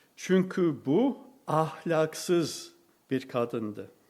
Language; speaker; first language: Turkish; non-native, fluent; English